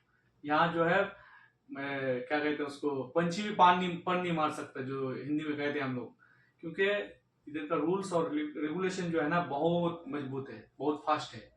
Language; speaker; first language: Hindi; native; Hindi